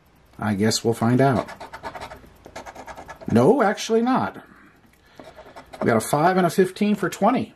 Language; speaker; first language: English; native; English